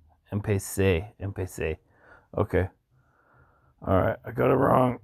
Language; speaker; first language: English; native; English